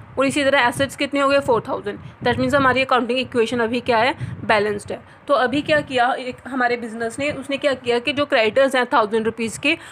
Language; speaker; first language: Hindi; non-native, local second language; Punjabi